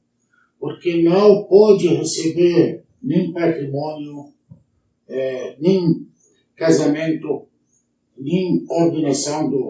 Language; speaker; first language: Portuguese; non-native, learner; Arabic